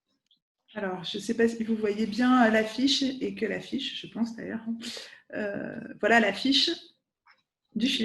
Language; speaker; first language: French; native; French